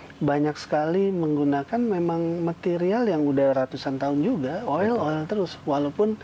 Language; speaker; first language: Indonesian; native; Indonesian